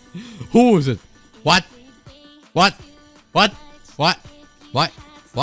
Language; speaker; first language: English; non-native, learner; German